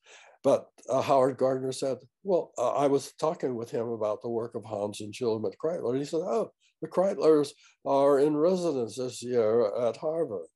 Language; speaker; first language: English; native; English